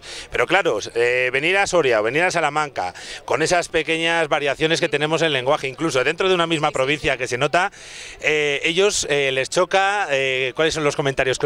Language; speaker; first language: Spanish; native; Spanish